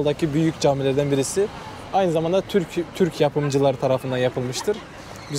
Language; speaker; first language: Turkish; non-native, fluent; Kyrgyz